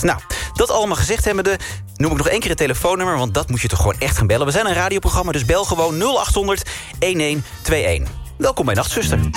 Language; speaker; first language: Dutch; native; Dutch